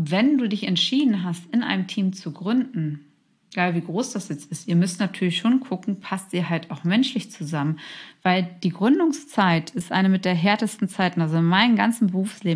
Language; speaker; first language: German; native; German